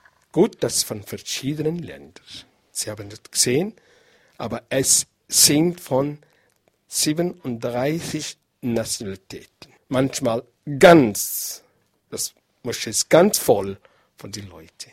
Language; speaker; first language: German; non-native, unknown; Arabic